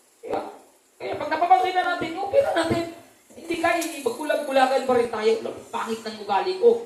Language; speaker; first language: Filipino; non-native, local second language; Cebuano